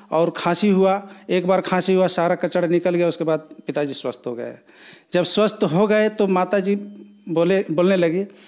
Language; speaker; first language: Hindi; native; Hindi